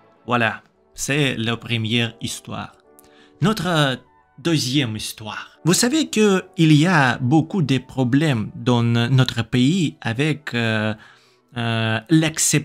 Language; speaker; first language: French; non-native, learner; Russian